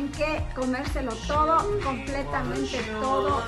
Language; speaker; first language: Spanish; native; Spanish